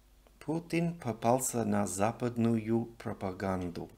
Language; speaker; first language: Russian; non-native, learner; English